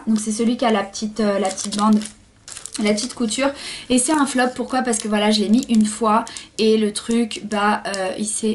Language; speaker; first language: French; native; French